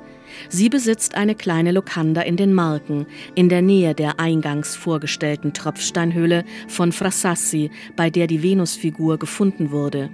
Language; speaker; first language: German; native; German